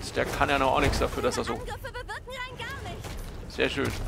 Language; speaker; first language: German; native; German